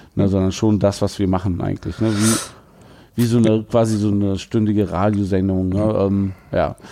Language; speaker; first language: German; native; German